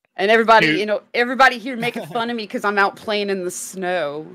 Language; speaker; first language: English; native; English